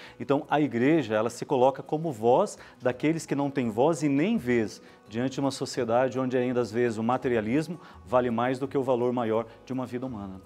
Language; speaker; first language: Portuguese; native; Portuguese